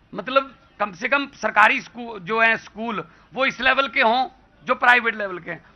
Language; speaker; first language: Hindi; non-native, local second language; Punjabi